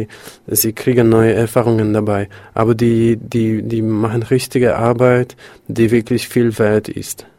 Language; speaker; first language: German; non-native, fluent; Polish